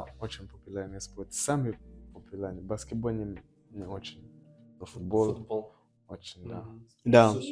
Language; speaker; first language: Russian; non-native, learner; Nyanja